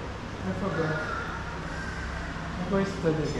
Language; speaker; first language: English; non-native, learner; Portuguese